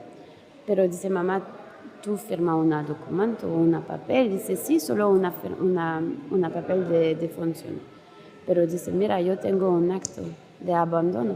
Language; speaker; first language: Spanish; non-native, learner; French